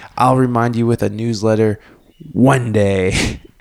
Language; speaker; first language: English; native; English